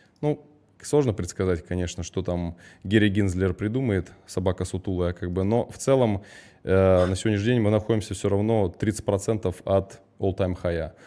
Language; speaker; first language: Russian; early bilingual, heritage; Russian